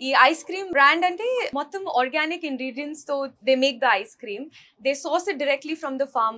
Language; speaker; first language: Telugu; non-native, learner; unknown